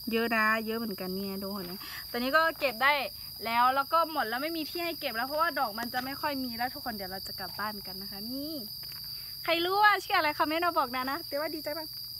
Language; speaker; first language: Thai; non-native, local second language; Hmong